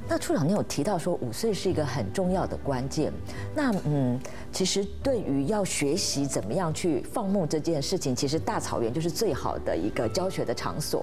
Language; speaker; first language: Chinese; native; Chinese